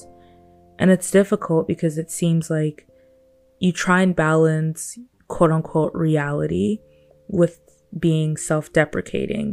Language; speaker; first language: English; non-native, local second language; Yoruba